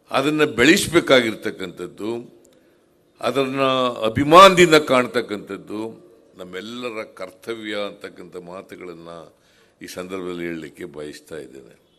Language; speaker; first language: Kannada; native; Kannada